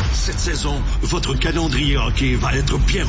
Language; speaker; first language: French; native; French